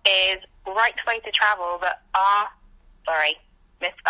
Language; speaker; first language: English; native; English